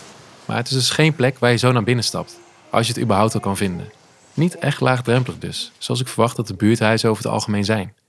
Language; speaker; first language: Dutch; native; Dutch